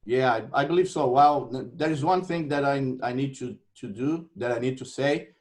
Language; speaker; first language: English; non-native, fluent; Portuguese